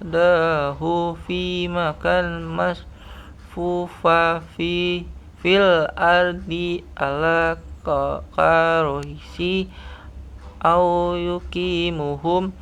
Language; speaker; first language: Arabic; non-native, learner; Indonesian